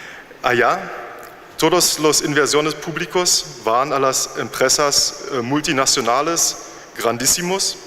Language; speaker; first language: Spanish; non-native, fluent; German